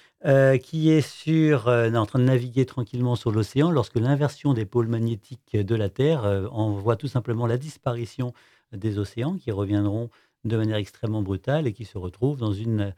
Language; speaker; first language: French; native; French